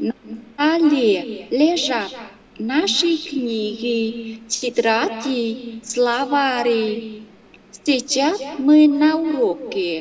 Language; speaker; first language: Russian; non-native, learner; Vietnamese